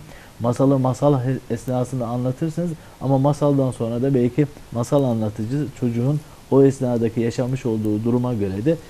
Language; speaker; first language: Turkish; native; Turkish